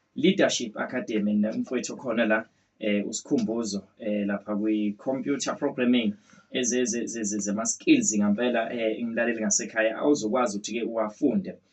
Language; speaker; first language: Zulu; native; Zulu